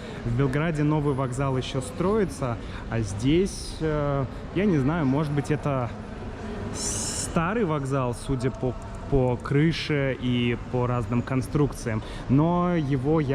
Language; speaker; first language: Russian; native; Russian